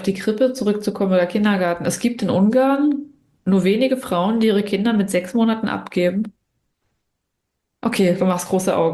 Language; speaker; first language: German; native; German